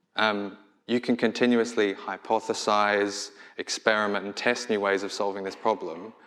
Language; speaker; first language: English; native; English